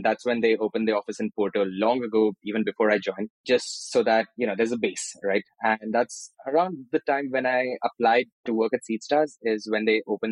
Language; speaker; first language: English; non-native, local second language; Telugu